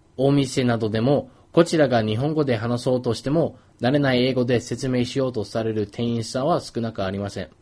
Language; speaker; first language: Japanese; non-native, fluent; English